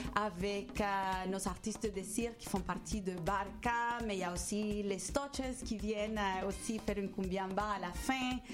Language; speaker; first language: French; non-native, fluent; Spanish